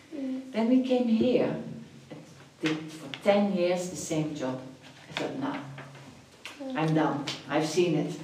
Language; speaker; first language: English; non-native, fluent; Dutch